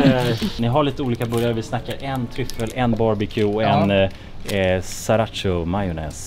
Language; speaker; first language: Swedish; native; Swedish